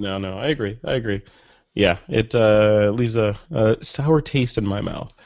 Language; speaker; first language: English; native; English